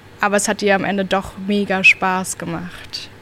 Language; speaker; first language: German; native; German